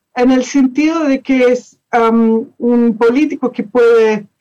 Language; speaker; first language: Spanish; non-native, fluent; English